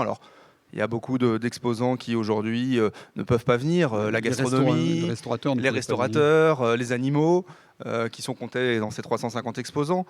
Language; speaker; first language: French; native; French